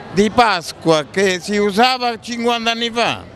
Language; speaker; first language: Italian; native; Italian